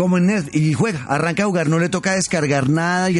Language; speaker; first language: Spanish; native; Spanish